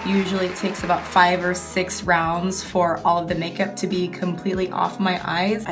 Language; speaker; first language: English; native; English